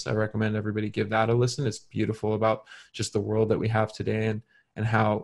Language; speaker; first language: English; native; English